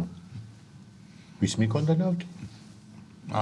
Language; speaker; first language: Georgian; native; Georgian